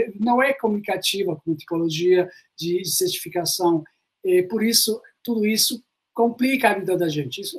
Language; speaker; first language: Portuguese; non-native, fluent; Italian